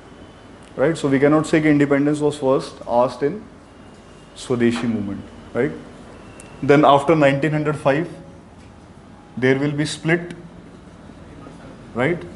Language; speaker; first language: English; non-native, local second language; Hindi